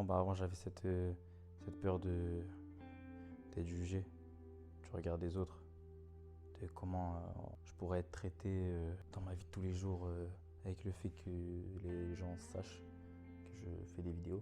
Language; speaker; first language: French; native; French